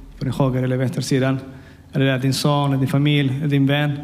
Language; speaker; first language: Swedish; non-native, learner; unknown